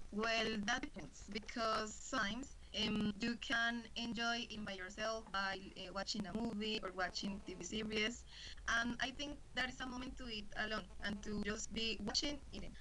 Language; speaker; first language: English; non-native, learner; Spanish